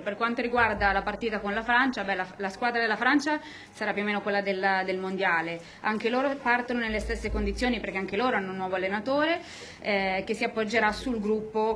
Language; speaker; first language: Italian; native; Italian